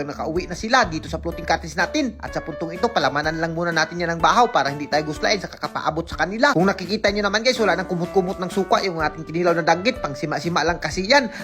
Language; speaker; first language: Filipino; non-native, local second language; Cebuano